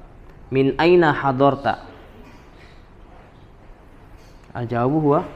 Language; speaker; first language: Arabic; non-native, fluent; Indonesian